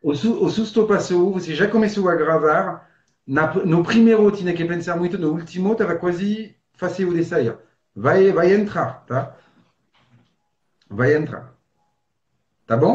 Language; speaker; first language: Portuguese; non-native, fluent; French